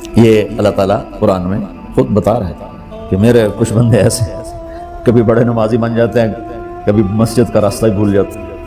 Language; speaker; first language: Urdu; non-native, local second language; Punjabi